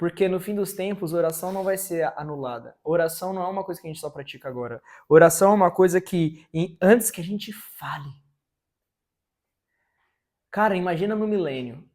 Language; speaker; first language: Portuguese; native; Portuguese